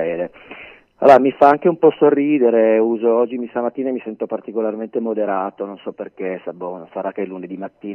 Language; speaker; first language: Italian; native; Italian